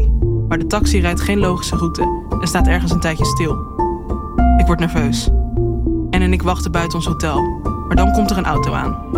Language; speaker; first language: Dutch; native; Dutch